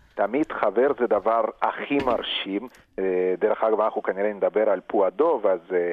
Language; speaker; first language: Hebrew; non-native, fluent; Russian